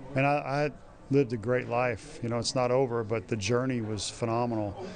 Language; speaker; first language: English; native; English